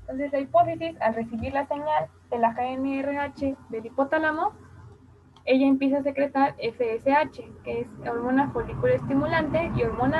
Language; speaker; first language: Spanish; native; Spanish